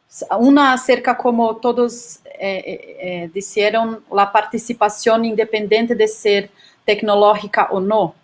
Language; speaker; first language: Spanish; non-native, fluent; Portuguese